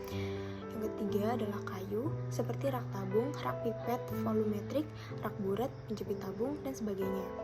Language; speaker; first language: Malay; native; Malay